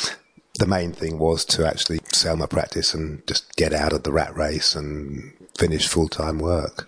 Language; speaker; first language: English; native; English